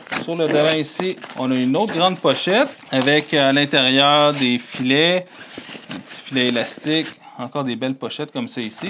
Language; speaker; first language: French; native; French